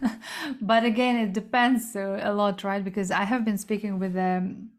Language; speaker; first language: English; early bilingual, other home language; Korean